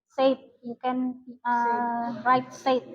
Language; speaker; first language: English; non-native, learner; Indonesian